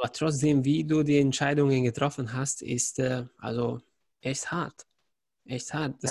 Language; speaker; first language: German; non-native, fluent; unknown